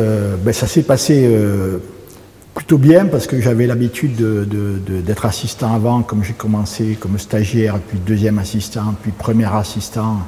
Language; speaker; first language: French; native; French